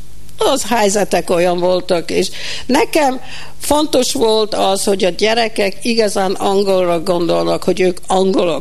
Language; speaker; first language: Hungarian; early bilingual, heritage; Hungarian